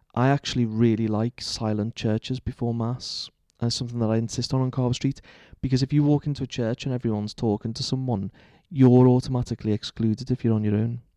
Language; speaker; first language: English; native; English